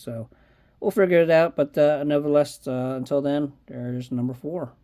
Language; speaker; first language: English; native; English